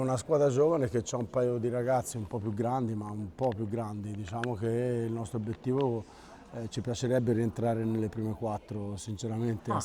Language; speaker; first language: Italian; native; Italian